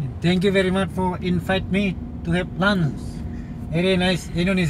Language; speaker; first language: English; non-native, learner; Indonesian